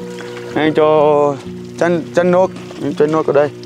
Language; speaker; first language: Vietnamese; non-native, learner; Portuguese